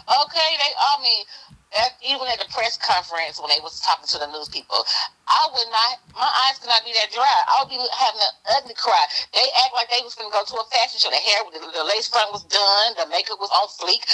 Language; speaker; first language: English; native; English